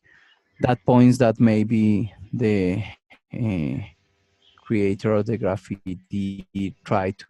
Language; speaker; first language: English; non-native, learner; Spanish